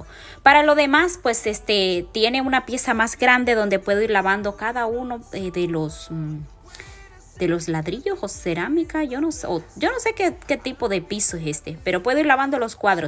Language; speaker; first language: Spanish; native; Spanish